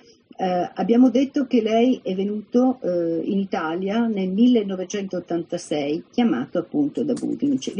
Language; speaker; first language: Italian; native; Italian